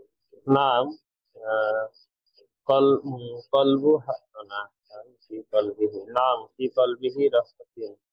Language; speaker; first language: Arabic; non-native, learner; Bangla